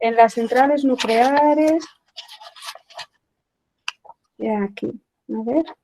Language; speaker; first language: Spanish; native; Spanish